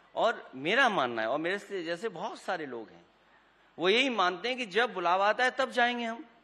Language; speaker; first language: Hindi; native; Hindi